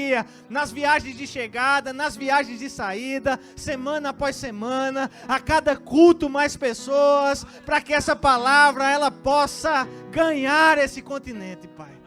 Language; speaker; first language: Portuguese; native; Portuguese